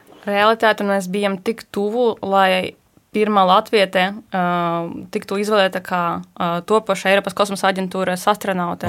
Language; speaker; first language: Latvian; non-native, fluent; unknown